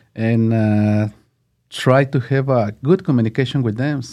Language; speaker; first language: English; non-native, learner; Spanish